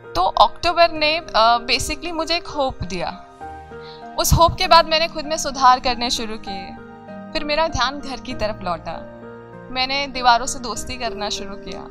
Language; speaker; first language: Hindi; native; Hindi